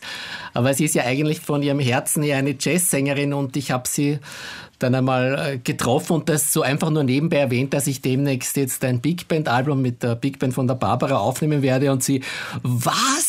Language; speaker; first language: German; native; German